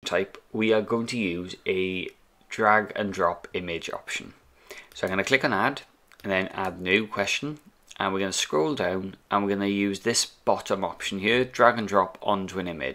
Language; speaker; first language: English; native; English